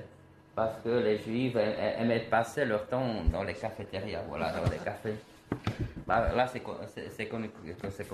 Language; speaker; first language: French; non-native, fluent; Slovak